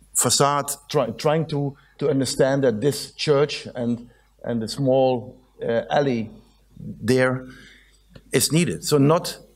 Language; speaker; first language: English; non-native, fluent; Dutch